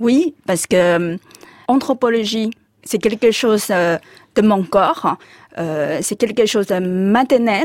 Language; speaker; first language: French; non-native, fluent; Chinese